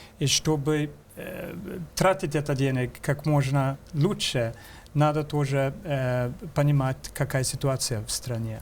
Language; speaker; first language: Russian; non-native, fluent; Swedish